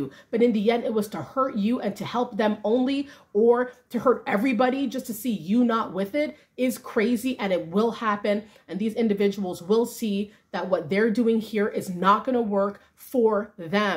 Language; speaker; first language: English; native; English